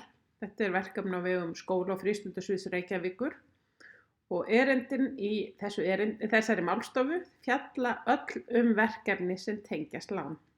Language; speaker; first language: Icelandic; native; Icelandic